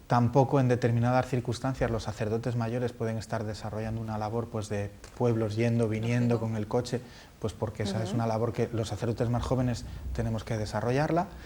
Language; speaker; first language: Spanish; native; Spanish